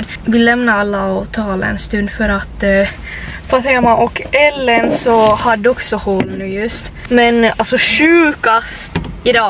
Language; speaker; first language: Swedish; native; Swedish